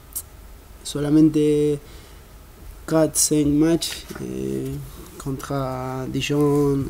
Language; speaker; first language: French; non-native, learner; Spanish